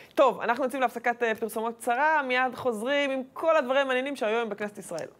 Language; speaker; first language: Hebrew; native; Hebrew